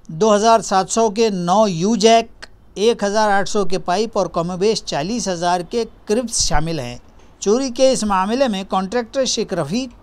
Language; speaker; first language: Urdu; native; Urdu